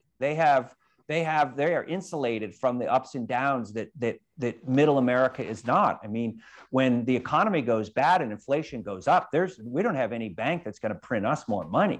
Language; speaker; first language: English; native; English